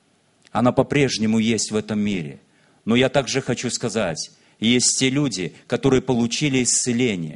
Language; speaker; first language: Russian; native; Russian